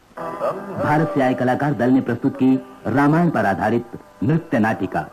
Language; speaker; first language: Hindi; native; Hindi